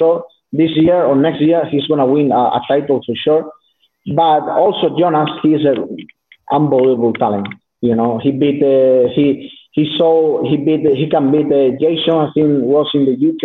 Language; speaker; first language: English; non-native, learner; Spanish